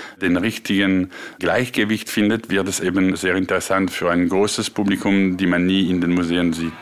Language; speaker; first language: German; non-native, local second language; French